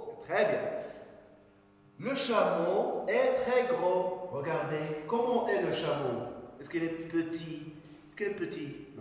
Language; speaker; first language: French; non-native, local second language; Arabic